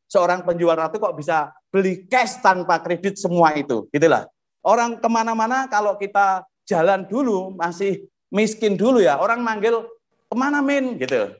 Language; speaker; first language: Indonesian; non-native, local second language; Javanese